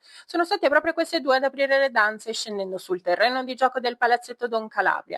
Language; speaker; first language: Italian; native; Italian